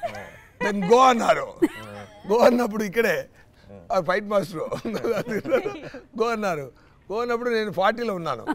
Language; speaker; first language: Telugu; non-native, local second language; Tamil